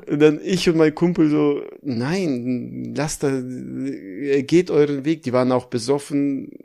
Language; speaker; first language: German; early bilingual, other home language; Russian